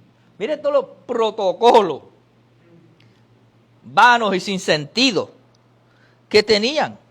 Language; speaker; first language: Spanish; native; Spanish